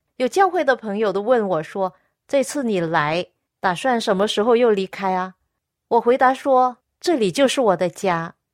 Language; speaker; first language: Chinese; non-native, local second language; Cantonese